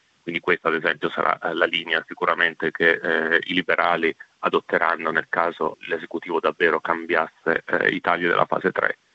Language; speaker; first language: Italian; native; Italian